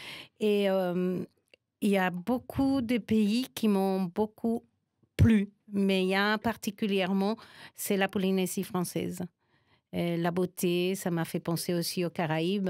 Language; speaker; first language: French; non-native, fluent; Spanish